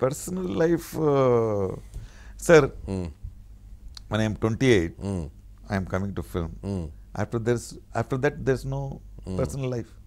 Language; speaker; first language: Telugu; non-native, learner; Tamil